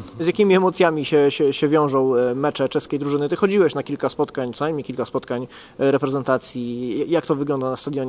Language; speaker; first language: Polish; native; Polish